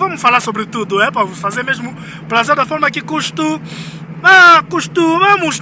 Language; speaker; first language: Portuguese; non-native, learner; Lingala